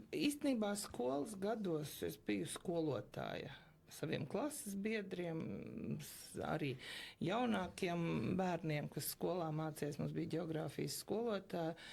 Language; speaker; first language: Latvian; early bilingual, other home language; Russian